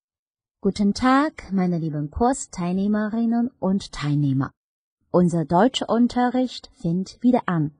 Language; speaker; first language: German; non-native, fluent; Chinese